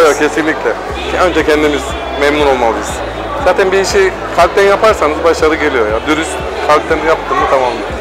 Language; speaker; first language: Turkish; early bilingual, heritage; Turkish